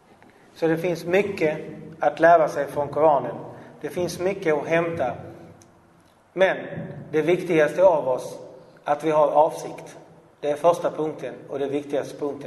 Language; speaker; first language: Swedish; non-native, fluent; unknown